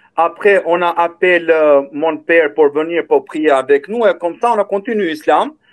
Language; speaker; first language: French; non-native, learner; Albanian